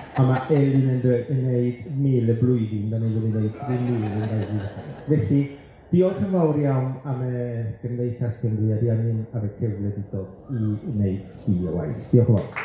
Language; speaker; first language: Welsh; non-native, fluent; Spanish